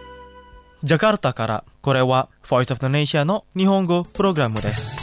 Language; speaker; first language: Japanese; non-native, fluent; Indonesian